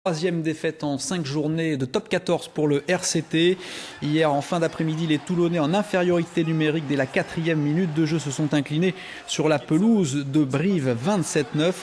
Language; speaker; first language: French; native; French